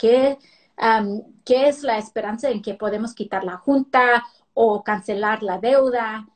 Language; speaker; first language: Spanish; early bilingual, heritage; Spanish